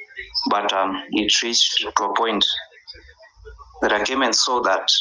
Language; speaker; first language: English; non-native, local second language; Swahili